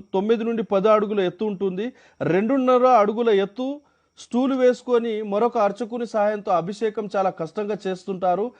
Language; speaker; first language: Telugu; non-native, local second language; Marathi